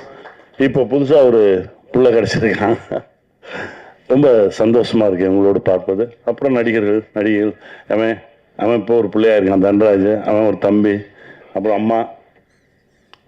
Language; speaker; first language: Tamil; native; Tamil